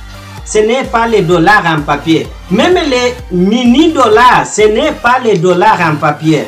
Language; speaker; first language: French; non-native, fluent; Portuguese